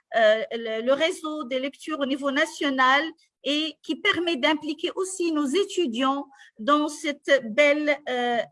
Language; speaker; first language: French; non-native, local second language; Arabic